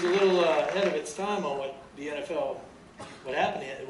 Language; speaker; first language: English; native; English